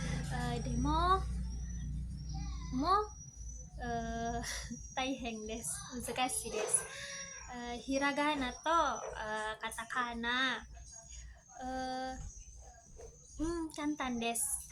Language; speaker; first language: Japanese; non-native, learner; Indonesian